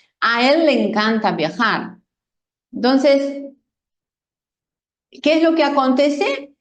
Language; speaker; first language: Spanish; non-native, fluent; Portuguese